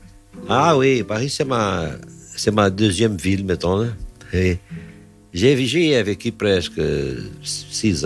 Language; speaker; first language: French; non-native, fluent; Portuguese